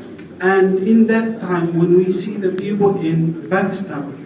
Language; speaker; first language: English; non-native, fluent; Arabic